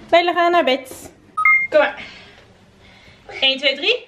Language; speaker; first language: Dutch; native; Dutch